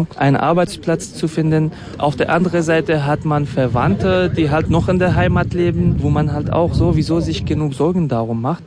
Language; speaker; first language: German; non-native, fluent; Kurdish